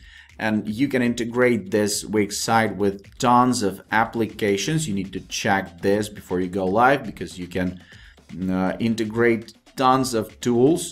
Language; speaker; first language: English; non-native, fluent; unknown